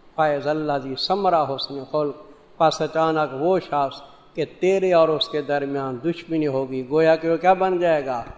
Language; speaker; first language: Urdu; non-native, local second language; Punjabi